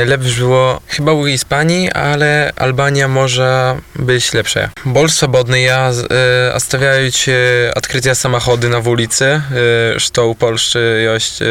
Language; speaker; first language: Polish; non-native, local second language; Belarusian